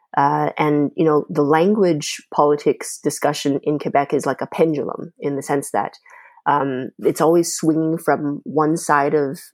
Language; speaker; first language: English; non-native, fluent; Chinese